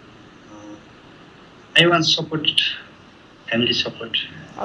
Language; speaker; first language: English; non-native, learner; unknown